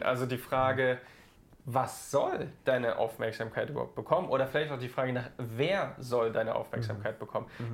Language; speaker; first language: German; native; German